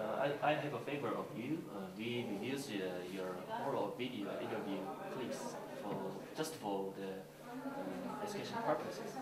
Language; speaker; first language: English; non-native, learner; Korean